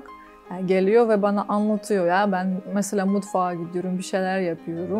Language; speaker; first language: Turkish; non-native, fluent; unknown